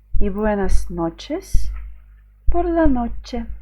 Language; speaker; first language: Spanish; non-native, fluent; Ukrainian